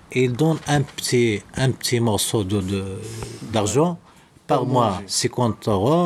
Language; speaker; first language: French; non-native, learner; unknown